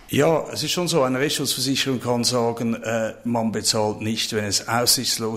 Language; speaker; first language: German; native; German